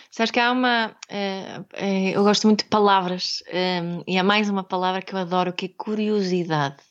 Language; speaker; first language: Portuguese; non-native, fluent; Swedish